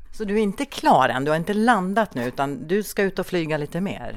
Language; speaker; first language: Swedish; native; Swedish